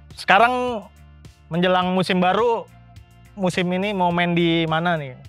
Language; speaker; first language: Indonesian; native; Indonesian